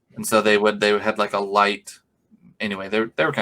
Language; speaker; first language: English; native; English